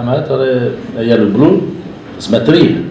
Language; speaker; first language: Russian; non-native, learner; Italian